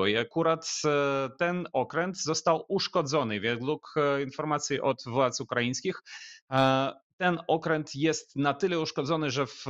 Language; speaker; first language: Polish; non-native, fluent; Ukrainian